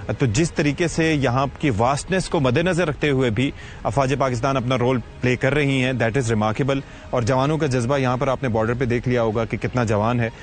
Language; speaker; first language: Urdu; native; Urdu